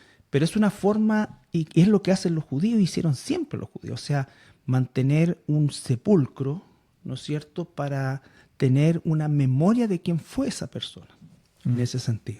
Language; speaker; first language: Spanish; native; Spanish